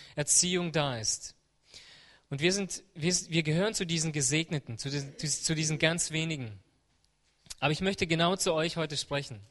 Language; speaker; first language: German; native; German